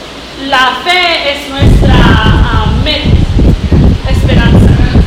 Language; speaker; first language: Spanish; non-native, learner; English